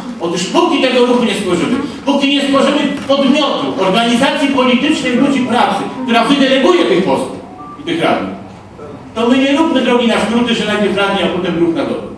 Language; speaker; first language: Polish; native; Polish